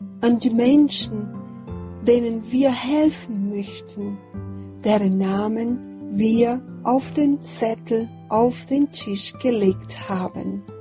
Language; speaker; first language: German; non-native, fluent; Portuguese